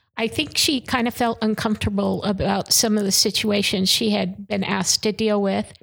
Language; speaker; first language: English; native; English